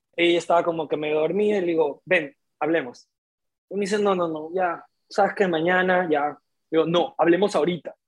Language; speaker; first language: Spanish; native; Spanish